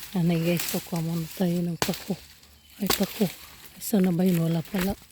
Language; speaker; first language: Filipino; non-native, local second language; Waray